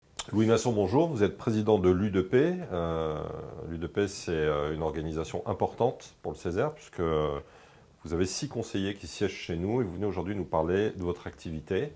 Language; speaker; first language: French; native; French